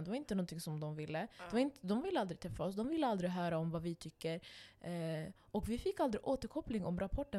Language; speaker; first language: Swedish; non-native, local second language; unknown